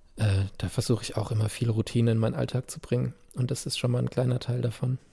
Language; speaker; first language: German; native; German